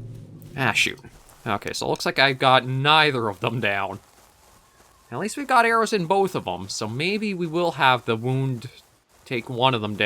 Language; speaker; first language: English; native; English